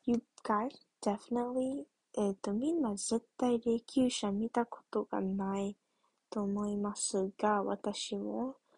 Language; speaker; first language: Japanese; early bilingual, heritage; English